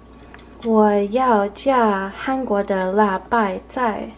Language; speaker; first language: Chinese; non-native, learner; English